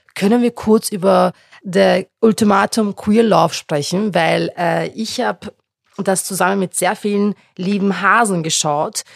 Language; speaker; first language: German; non-native, local second language; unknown